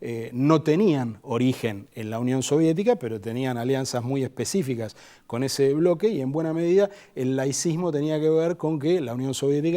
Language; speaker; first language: Spanish; native; Spanish